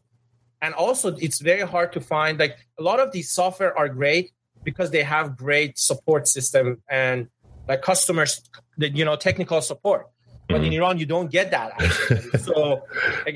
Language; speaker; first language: English; non-native, fluent; Persian